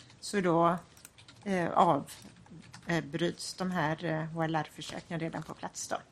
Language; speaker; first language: Swedish; native; Swedish